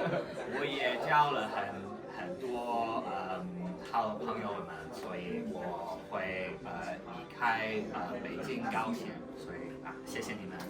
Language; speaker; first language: Chinese; non-native, learner; English